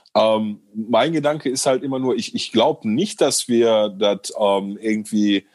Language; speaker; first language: German; native; German